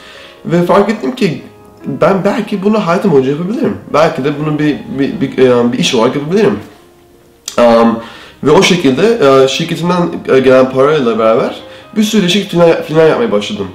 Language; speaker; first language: Turkish; early bilingual, heritage; Turkish